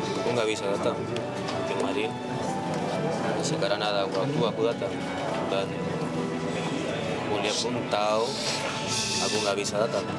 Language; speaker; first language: Indonesian; non-native, fluent; Spanish